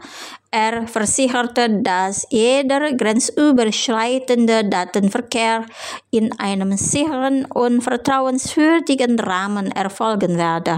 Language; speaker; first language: German; non-native, fluent; Indonesian